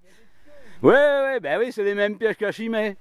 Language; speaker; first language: French; native; French